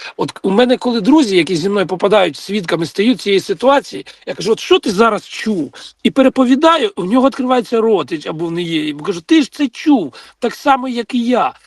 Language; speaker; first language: Ukrainian; non-native, local second language; Russian